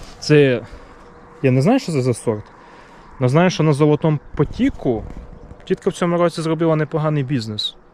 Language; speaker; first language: Ukrainian; native; Ukrainian